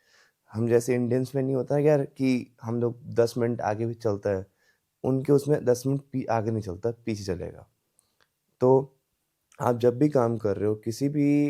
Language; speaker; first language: Hindi; native; Hindi